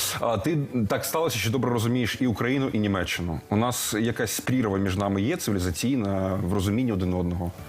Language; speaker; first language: Ukrainian; native; Ukrainian